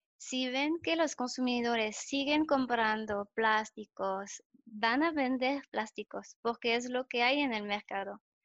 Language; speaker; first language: Spanish; non-native, fluent; French